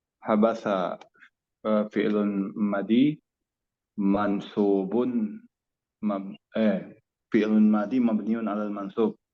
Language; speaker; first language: Arabic; non-native, learner; Indonesian